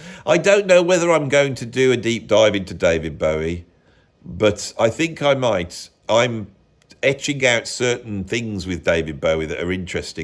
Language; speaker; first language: English; native; English